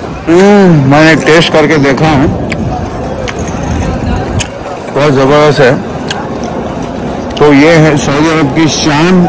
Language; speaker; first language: Hindi; native; Hindi